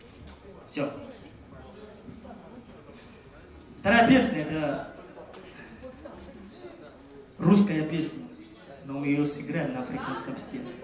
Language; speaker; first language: Russian; non-native, fluent; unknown